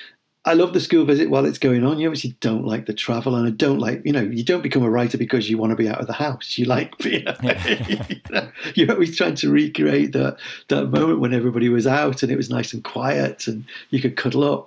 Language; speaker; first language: English; native; English